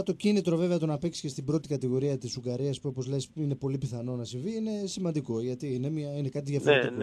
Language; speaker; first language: Greek; native; Greek